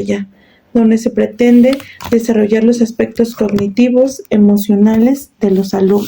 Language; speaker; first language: Spanish; native; Spanish